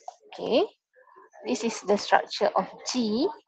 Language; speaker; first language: English; non-native, local second language; Malay